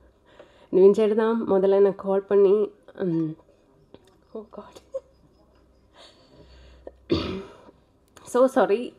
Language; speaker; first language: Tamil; non-native, local second language; Malayalam